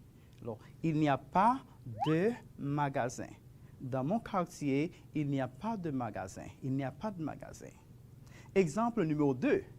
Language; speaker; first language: French; non-native, fluent; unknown